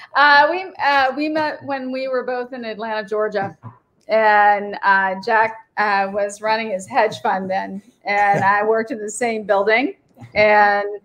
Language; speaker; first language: English; native; English